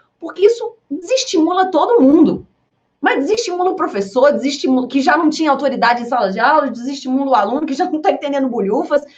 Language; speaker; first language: Portuguese; early bilingual, heritage; Portuguese